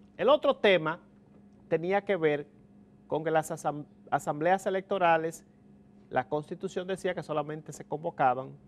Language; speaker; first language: Spanish; native; Spanish